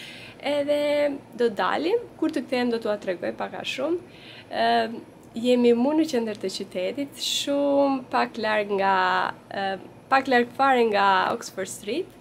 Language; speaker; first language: Albanian; early bilingual, heritage; Albanian